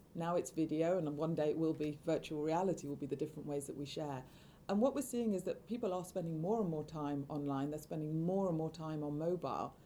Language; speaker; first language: English; native; English